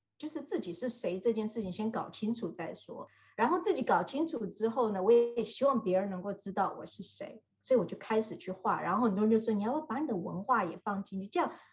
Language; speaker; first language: Chinese; native; Chinese